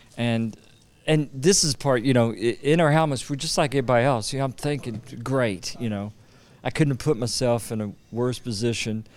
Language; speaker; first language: English; native; English